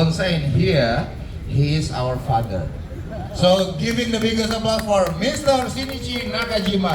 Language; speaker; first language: English; non-native, learner; Indonesian